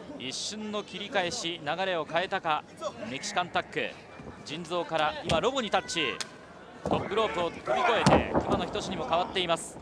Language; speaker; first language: Japanese; native; Japanese